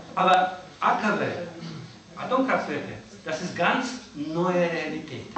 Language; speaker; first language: German; non-native, learner; Russian